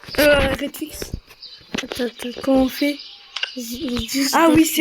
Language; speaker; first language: French; native; French